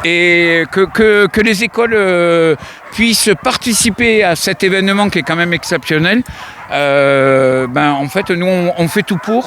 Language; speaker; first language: French; native; French